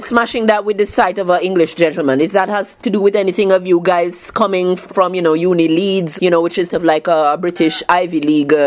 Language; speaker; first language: English; native; English